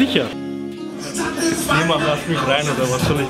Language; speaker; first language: German; non-native, learner; Armenian